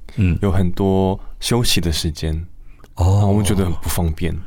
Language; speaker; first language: Chinese; non-native, fluent; Korean